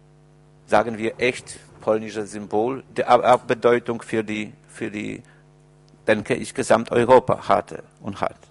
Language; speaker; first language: German; non-native, fluent; Polish